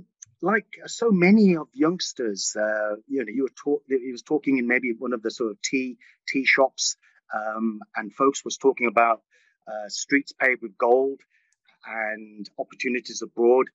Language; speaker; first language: English; early bilingual, other home language; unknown